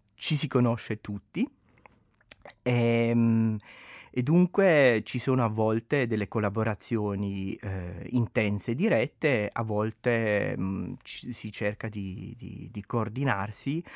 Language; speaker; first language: Italian; non-native, local second language; German